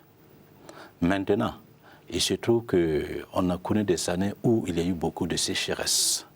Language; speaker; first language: French; non-native, local second language; Mossi